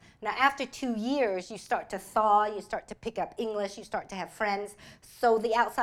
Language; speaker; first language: English; early bilingual, other home language; Vietnamese